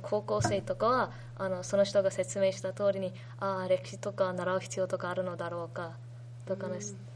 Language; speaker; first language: Japanese; early bilingual, heritage; Japanese